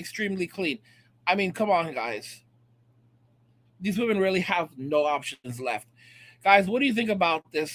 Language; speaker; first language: English; native; English